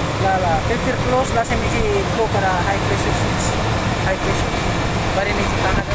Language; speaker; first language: Arabic; non-native, learner; Filipino